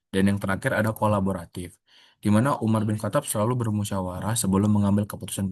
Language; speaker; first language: Indonesian; native; Indonesian